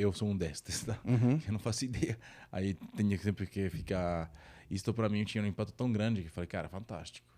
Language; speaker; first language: Portuguese; non-native, fluent; Italian